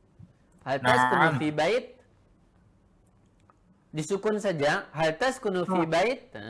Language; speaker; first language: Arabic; non-native, fluent; Indonesian